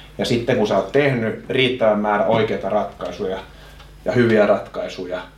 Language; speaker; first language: Finnish; non-native, local second language; Swedish